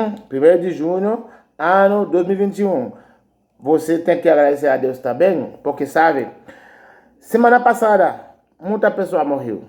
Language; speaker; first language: Portuguese; non-native, learner; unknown